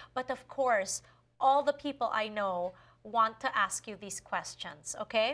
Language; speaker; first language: English; non-native, local second language; Filipino